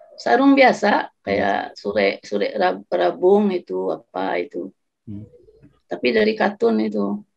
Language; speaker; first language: Indonesian; non-native, local second language; Minangkabau